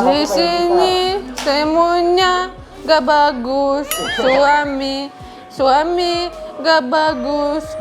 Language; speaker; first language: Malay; non-native, learner; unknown